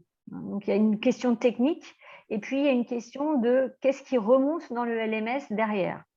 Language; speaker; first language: French; native; French